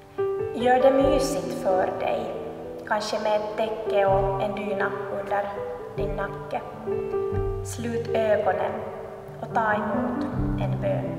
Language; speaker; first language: Swedish; non-native, local second language; Finnish